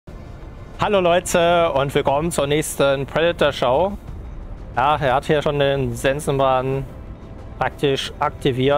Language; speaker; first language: German; native; German